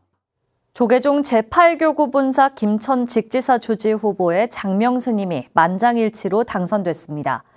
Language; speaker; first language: Korean; native; Korean